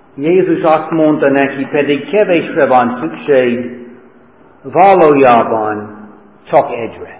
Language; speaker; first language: Hungarian; non-native, learner; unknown